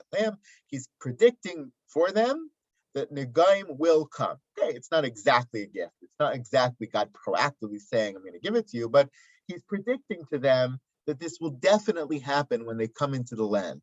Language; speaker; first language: English; native; English